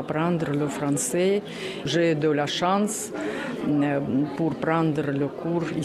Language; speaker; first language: French; non-native, learner; Russian